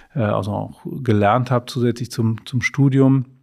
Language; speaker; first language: German; native; German